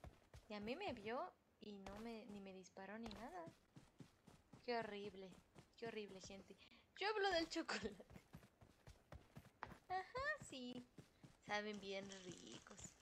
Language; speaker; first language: Spanish; native; Spanish